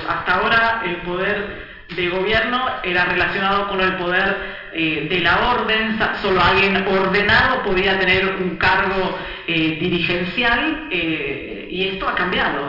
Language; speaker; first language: Spanish; early bilingual, other home language; Italian